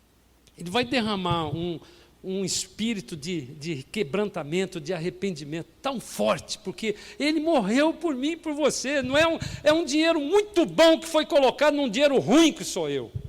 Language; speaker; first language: Portuguese; native; Portuguese